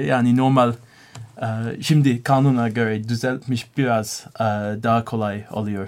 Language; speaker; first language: Turkish; non-native, learner; English